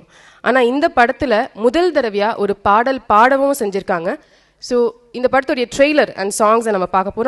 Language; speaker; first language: Tamil; native; Tamil